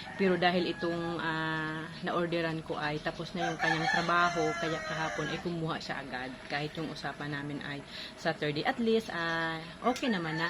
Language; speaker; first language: Filipino; non-native, local second language; Bikol